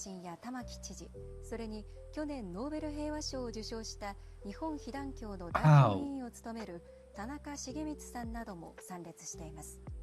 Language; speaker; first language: Japanese; native; Japanese